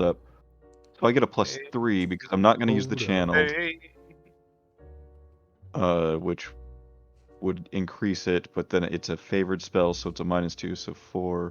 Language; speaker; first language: English; native; English